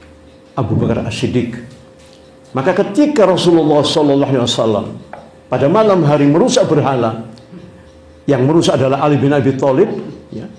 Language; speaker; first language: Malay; non-native, local second language; Javanese